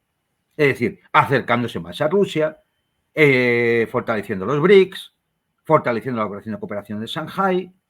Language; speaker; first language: Spanish; native; Spanish